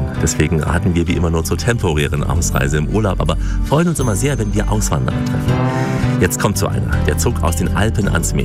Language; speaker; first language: German; native; German